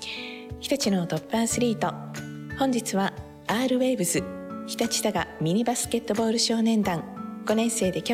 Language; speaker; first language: Japanese; native; Japanese